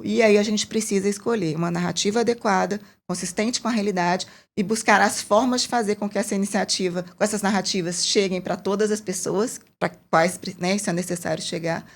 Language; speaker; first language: Portuguese; native; Portuguese